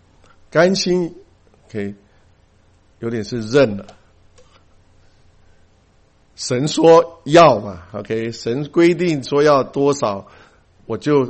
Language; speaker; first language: Chinese; native; Chinese